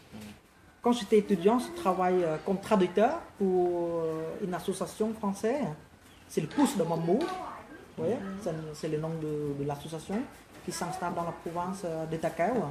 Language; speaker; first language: French; non-native, fluent; Khmer